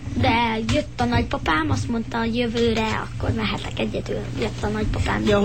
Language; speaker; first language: Hungarian; early bilingual, heritage; Hungarian